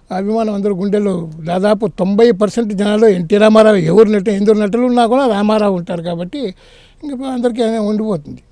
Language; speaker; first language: Telugu; native; Telugu